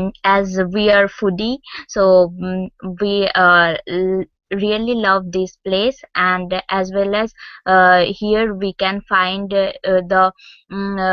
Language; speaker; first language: English; non-native, local second language; Hindi